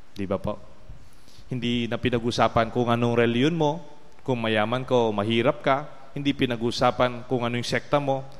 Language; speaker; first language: Filipino; non-native, local second language; Pampanga